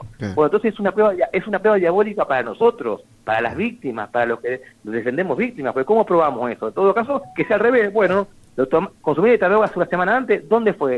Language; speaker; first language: Spanish; native; Spanish